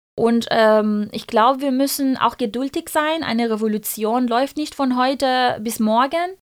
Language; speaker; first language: German; non-native, fluent; Persian